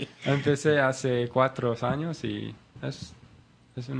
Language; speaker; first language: Spanish; non-native, learner; English